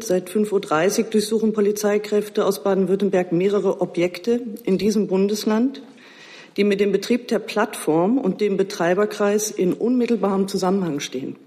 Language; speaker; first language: German; native; German